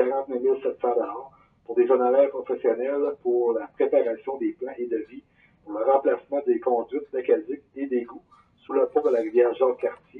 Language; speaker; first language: French; native; French